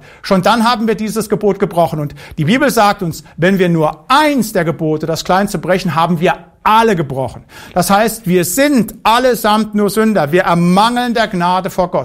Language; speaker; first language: German; native; German